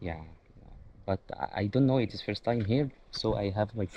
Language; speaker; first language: English; non-native, learner; Arabic